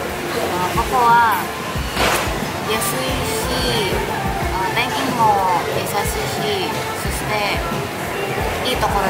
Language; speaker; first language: Japanese; non-native, learner; Indonesian